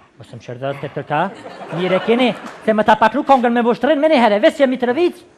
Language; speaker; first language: Albanian; native; Albanian